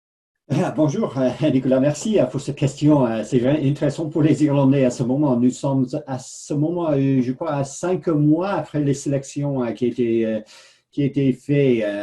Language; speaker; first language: French; non-native, fluent; English